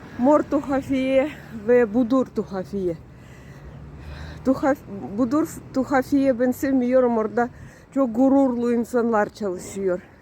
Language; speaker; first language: Turkish; non-native, learner; Russian